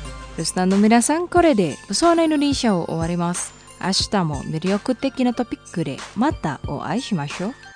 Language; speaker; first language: Japanese; non-native, fluent; Indonesian